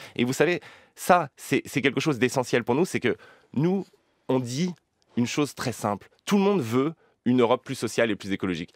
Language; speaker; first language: French; native; French